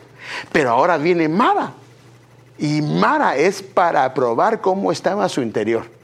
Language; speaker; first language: Spanish; native; Spanish